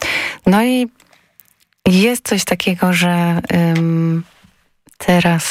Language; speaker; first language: Polish; native; Polish